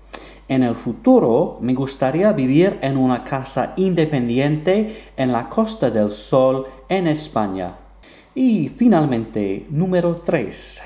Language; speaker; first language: Spanish; non-native, fluent; English